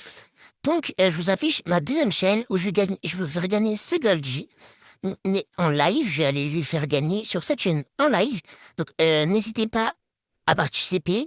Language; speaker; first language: French; native; French